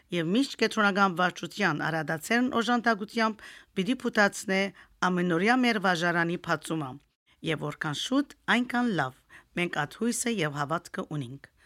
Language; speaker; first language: Armenian; early bilingual, heritage; Armenian